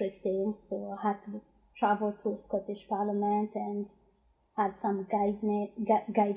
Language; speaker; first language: English; non-native, fluent; Rundi